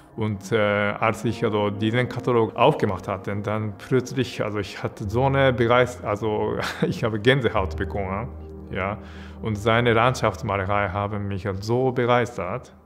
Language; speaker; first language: German; non-native, fluent; Japanese